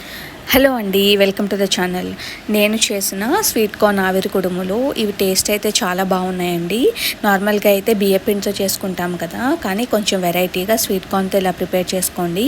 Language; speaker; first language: Telugu; native; Telugu